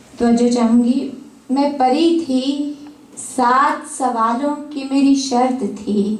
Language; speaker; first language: Urdu; native; Urdu